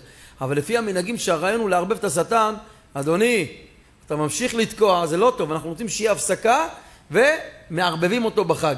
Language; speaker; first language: Hebrew; native; Hebrew